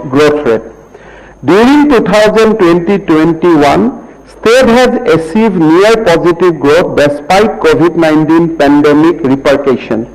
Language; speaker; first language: English; non-native, local second language; Assamese